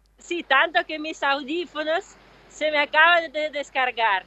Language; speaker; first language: Spanish; non-native, fluent; Russian